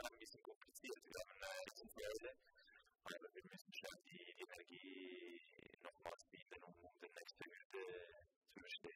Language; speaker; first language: German; non-native, local second language; Italian